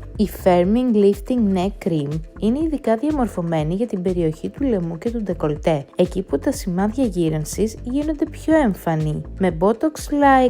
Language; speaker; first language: Greek; native; Greek